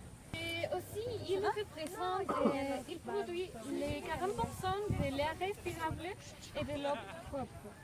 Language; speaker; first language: French; non-native, learner; Spanish